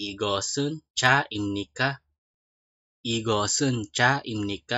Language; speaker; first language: Korean; non-native, learner; Filipino